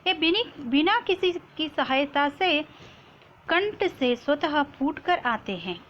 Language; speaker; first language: Hindi; non-native, local second language; Kannada